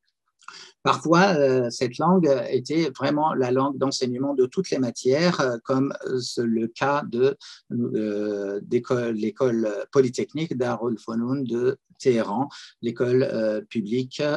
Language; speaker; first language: French; non-native, fluent; Persian